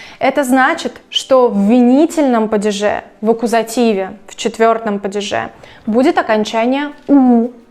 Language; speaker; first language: Russian; native; Russian